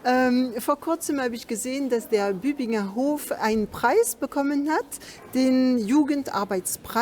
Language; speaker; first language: German; non-native, fluent; French